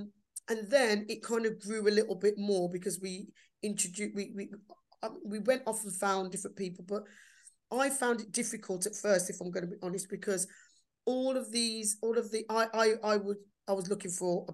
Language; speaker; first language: English; native; English